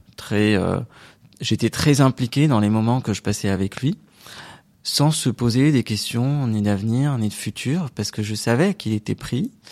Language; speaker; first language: French; non-native, local second language; Arabic